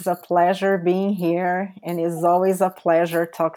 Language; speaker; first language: English; non-native, fluent; Portuguese